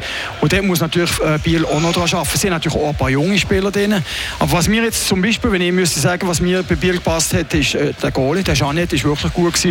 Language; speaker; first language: German; native; German